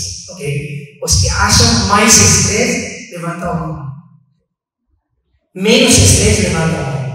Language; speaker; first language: Portuguese; non-native, fluent; Chinese